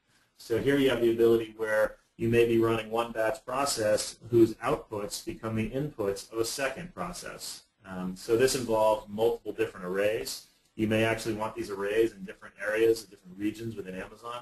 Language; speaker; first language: English; native; English